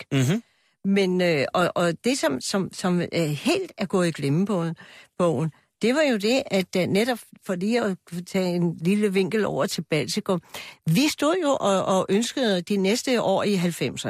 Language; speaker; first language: Danish; native; Danish